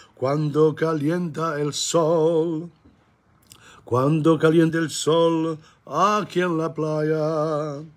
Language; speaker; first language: Spanish; non-native, learner; English